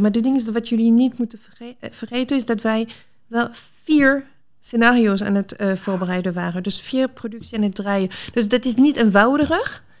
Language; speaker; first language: Dutch; non-native, fluent; French